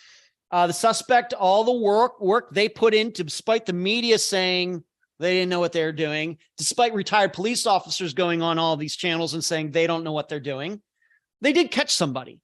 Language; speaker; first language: English; native; English